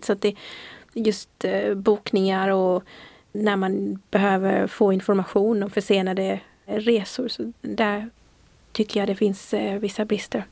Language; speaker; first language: Swedish; native; Swedish